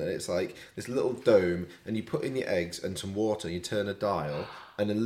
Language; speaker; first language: English; native; English